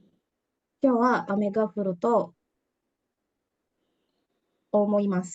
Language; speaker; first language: Japanese; non-native, learner; Indonesian